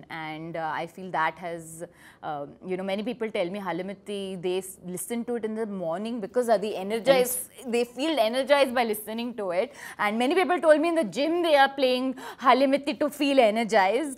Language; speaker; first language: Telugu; non-native, fluent; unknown